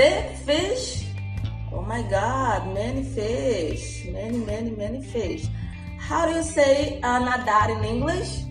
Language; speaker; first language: English; non-native, fluent; Portuguese